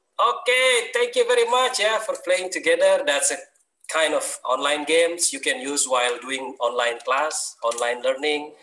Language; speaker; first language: English; non-native, learner; Indonesian